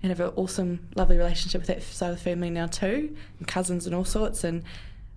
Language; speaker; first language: English; native; English